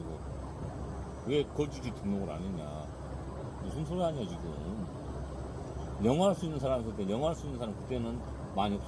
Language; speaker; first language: Korean; native; Korean